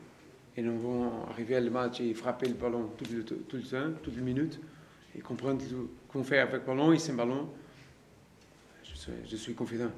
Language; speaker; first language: French; non-native, learner; Portuguese